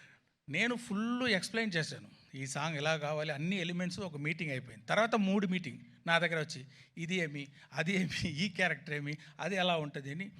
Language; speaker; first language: Telugu; non-native, fluent; Tamil